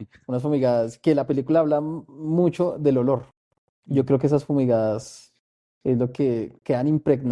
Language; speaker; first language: Spanish; native; Spanish